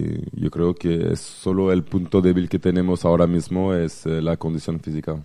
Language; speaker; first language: Spanish; non-native, fluent; French